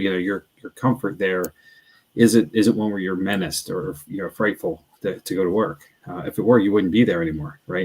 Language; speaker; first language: English; native; English